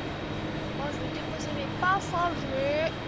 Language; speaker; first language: French; native; French